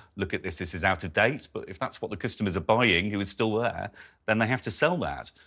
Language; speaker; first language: English; native; English